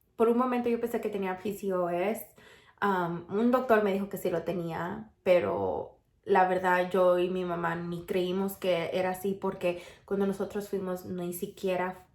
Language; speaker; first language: Spanish; early bilingual, heritage; Spanish